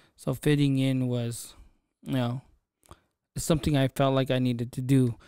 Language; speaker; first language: English; native; English